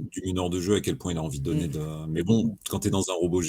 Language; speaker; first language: French; native; French